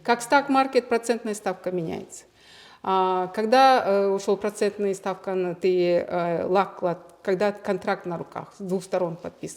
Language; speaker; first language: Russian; non-native, local second language; Kyrgyz